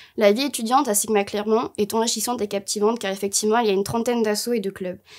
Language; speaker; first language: French; native; French